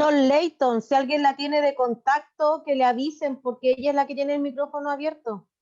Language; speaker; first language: Spanish; native; Spanish